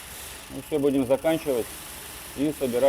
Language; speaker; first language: Russian; native; Russian